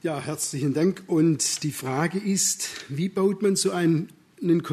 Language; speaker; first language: German; native; German